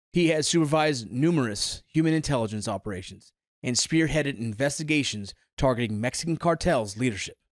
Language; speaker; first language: English; native; English